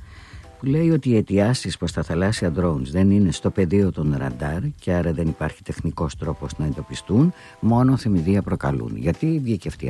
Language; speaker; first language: Greek; native; Greek